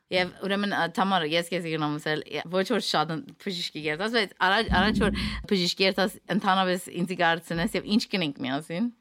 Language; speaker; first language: Armenian; early bilingual, heritage; Armenian